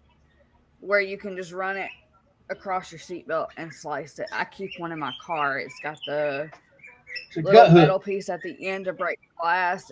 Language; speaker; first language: English; native; English